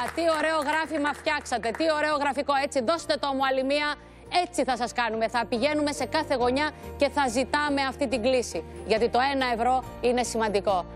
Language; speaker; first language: Greek; native; Greek